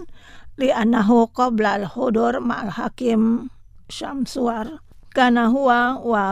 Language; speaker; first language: Arabic; non-native, fluent; Indonesian